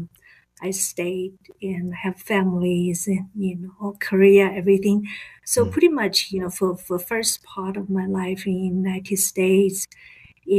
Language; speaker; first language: English; non-native, fluent; Chinese